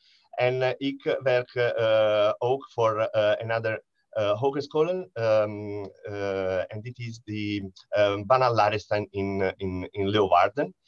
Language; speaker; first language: Dutch; non-native, learner; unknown